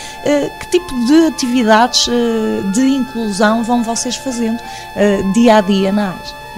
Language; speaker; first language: Portuguese; native; Portuguese